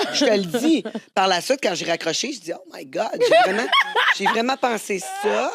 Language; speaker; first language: French; native; French